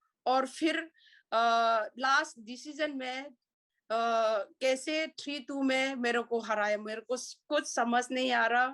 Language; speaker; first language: Hindi; non-native, local second language; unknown